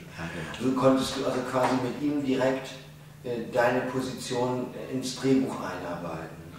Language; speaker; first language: German; native; German